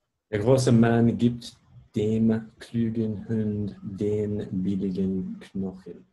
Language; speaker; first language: German; non-native, learner; English